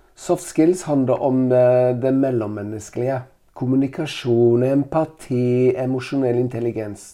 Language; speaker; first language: Norwegian; non-native, fluent; English